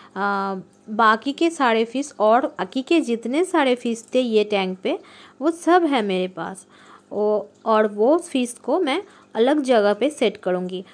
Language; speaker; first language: Hindi; non-native, local second language; Bangla